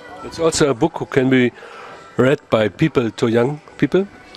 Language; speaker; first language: English; non-native, fluent; German